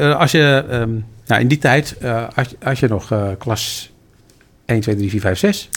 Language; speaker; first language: Dutch; native; Dutch